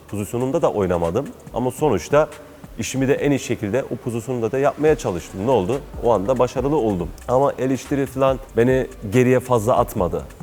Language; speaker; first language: Turkish; early bilingual, heritage; Turkish